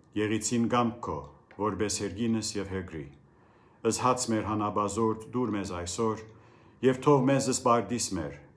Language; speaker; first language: Armenian; early bilingual, heritage; Armenian